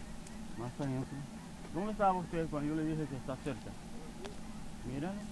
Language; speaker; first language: Spanish; non-native, learner; English